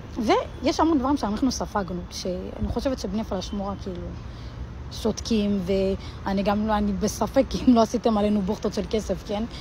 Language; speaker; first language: Hebrew; early bilingual, other home language; Amharic